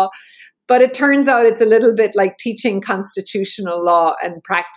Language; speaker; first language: English; native; English